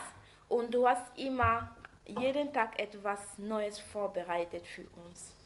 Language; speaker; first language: German; non-native, learner; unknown